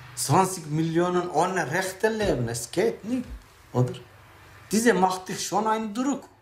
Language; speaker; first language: German; non-native, learner; Kurdish